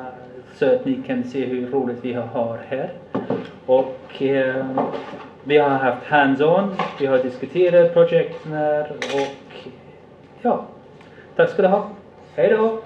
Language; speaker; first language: Swedish; non-native, fluent; English